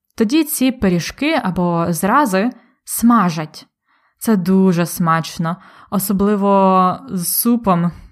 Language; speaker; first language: Ukrainian; native; Ukrainian